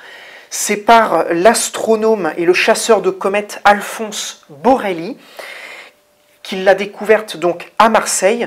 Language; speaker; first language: French; native; French